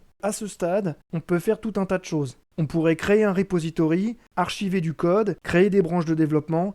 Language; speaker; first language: French; native; French